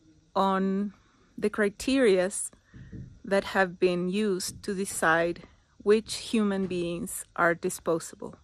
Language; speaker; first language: English; non-native, fluent; Spanish